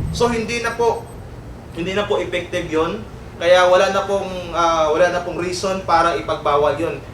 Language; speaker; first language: Filipino; native; Filipino